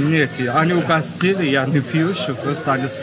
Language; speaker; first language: Russian; non-native, local second language; Azerbaijani